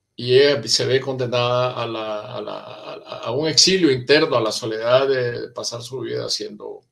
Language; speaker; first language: Spanish; native; Spanish